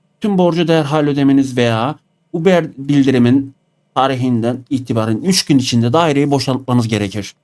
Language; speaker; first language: Turkish; native; Turkish